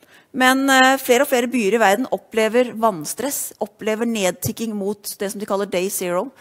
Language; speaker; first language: Norwegian; native; Norwegian